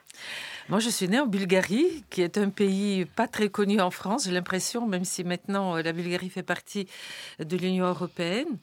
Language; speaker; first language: French; non-native, fluent; Bulgarian